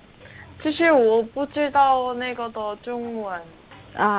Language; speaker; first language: Chinese; non-native, learner; Korean